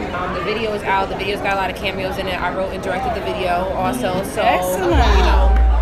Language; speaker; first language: English; native; English